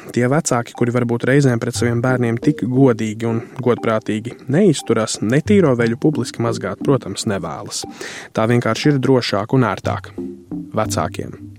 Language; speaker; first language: Latvian; native; Latvian